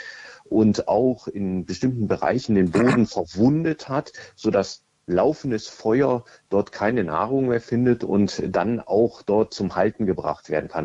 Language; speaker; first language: German; native; German